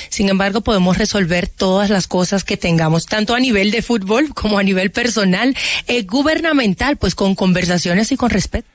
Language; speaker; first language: Spanish; early bilingual, other home language; Haitian Creole